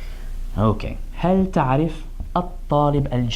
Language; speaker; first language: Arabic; non-native, fluent; English